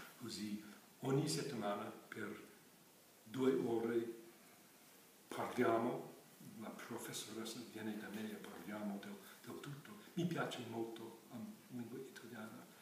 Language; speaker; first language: Italian; non-native, fluent; English